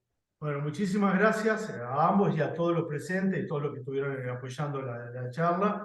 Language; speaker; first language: Spanish; native; Spanish